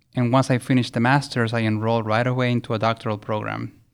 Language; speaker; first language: English; early bilingual, other home language; Spanish